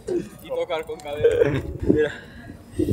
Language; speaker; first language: Spanish; non-native, learner; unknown